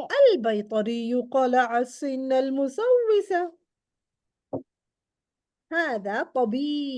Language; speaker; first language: Arabic; non-native, fluent; Urdu